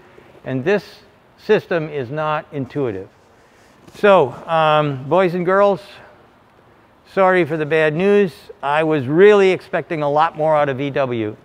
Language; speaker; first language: English; native; English